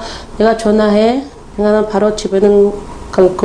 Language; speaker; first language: Korean; non-native, learner; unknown